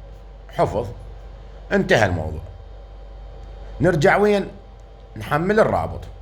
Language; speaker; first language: Arabic; native; Arabic